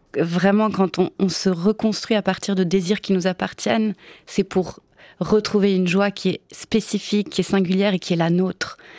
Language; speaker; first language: French; non-native, fluent; Italian